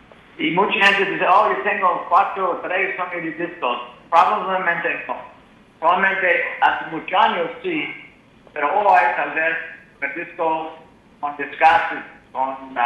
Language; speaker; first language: Spanish; non-native, learner; English